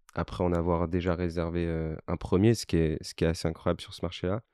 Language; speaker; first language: French; native; French